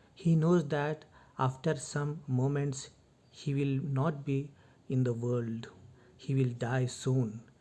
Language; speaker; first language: English; non-native, local second language; Marathi